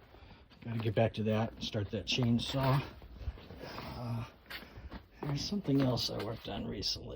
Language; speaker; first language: English; native; English